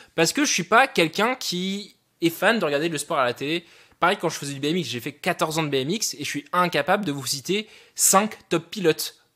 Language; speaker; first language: French; native; French